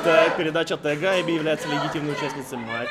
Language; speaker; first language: Russian; native; Russian